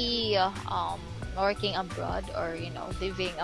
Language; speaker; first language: English; non-native, local second language; Filipino